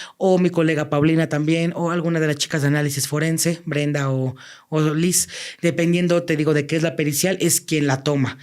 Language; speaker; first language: Spanish; native; Spanish